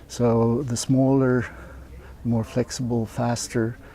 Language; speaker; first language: English; non-native, fluent; Swedish